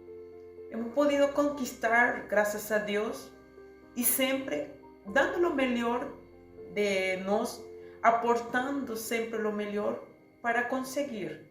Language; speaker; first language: Portuguese; non-native, learner; Spanish